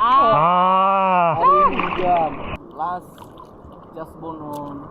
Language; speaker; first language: English; non-native, learner; Korean